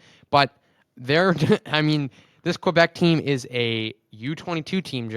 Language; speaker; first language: English; native; English